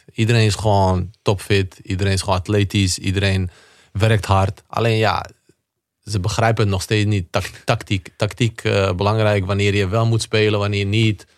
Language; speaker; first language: Dutch; early bilingual, other home language; Bosnian